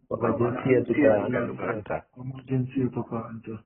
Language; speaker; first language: Arabic; non-native, learner; Urdu